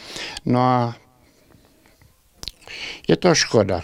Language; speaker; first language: Czech; early bilingual, heritage; Czech